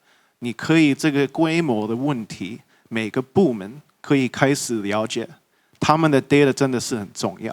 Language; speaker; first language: Chinese; early bilingual, heritage; English